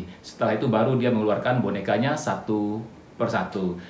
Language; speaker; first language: Indonesian; native; Indonesian